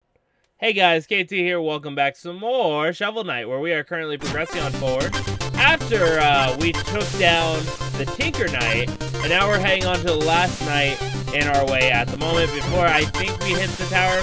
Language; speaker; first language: English; native; English